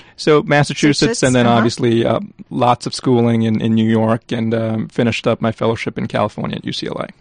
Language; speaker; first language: English; early bilingual, other home language; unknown